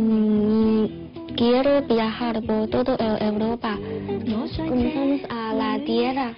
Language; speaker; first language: Spanish; non-native, learner; Chinese